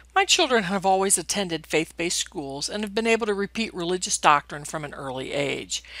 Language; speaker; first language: English; native; English